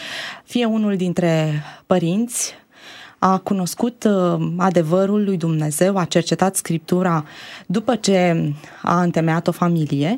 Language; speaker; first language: Romanian; native; Romanian